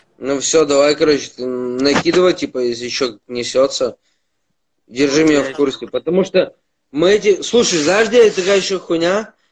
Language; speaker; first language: Russian; native; Russian